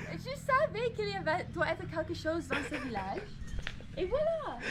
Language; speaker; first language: French; non-native, learner; English